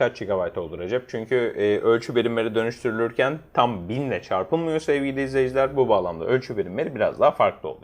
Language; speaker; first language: Turkish; native; Turkish